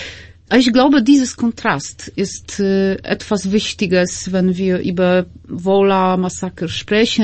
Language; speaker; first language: German; non-native, fluent; Polish